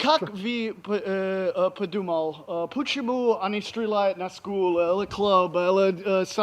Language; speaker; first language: Russian; non-native, learner; English